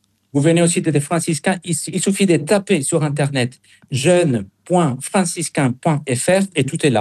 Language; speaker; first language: French; non-native, fluent; Spanish